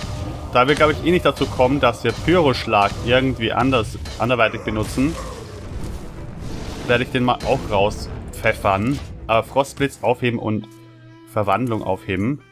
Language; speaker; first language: German; native; German